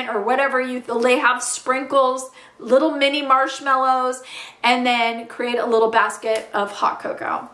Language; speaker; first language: English; native; English